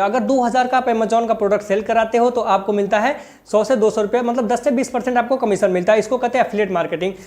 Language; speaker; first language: Hindi; native; Hindi